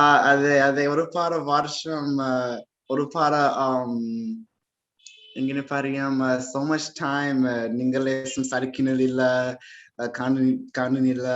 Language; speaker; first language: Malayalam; non-native, learner; English